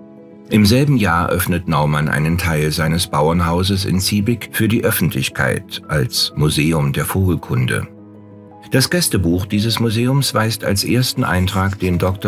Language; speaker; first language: German; native; German